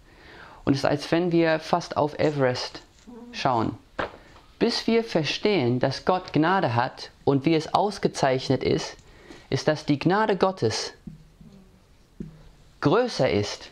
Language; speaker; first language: German; non-native, fluent; English